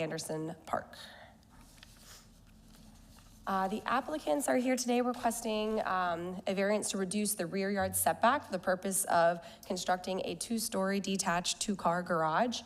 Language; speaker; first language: English; native; English